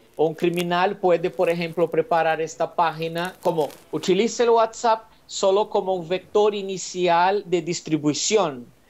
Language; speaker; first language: Spanish; non-native, fluent; Portuguese